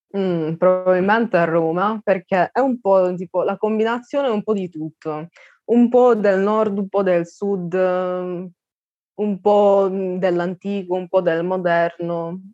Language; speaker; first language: Italian; non-native, fluent; Russian